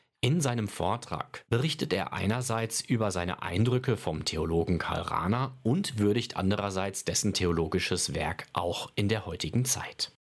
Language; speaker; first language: German; native; German